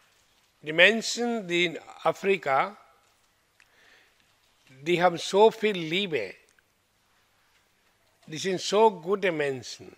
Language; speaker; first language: German; non-native, fluent; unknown